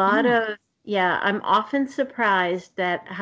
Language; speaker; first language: English; native; English